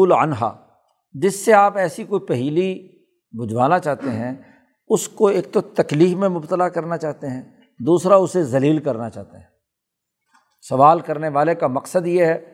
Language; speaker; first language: Urdu; non-native, local second language; Punjabi